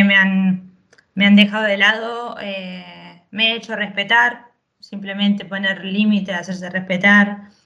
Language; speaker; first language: Spanish; native; Spanish